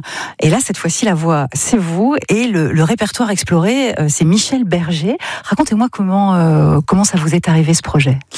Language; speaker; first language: French; native; French